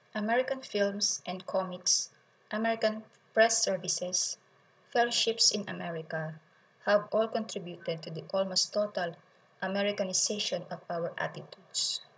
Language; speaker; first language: English; non-native, local second language; Filipino